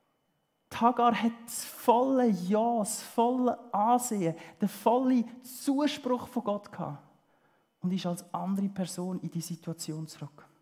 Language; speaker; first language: German; early bilingual, heritage; German